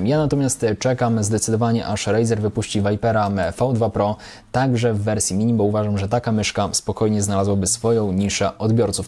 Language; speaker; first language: Polish; native; Polish